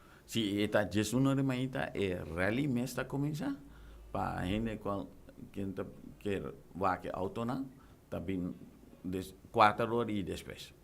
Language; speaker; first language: Spanish; non-native, local second language; Papiamento